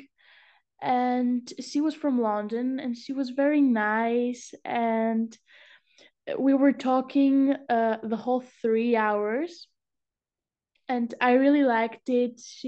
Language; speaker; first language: English; non-native, fluent; Greek